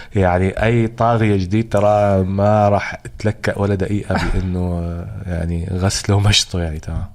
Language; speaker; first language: Arabic; native; Arabic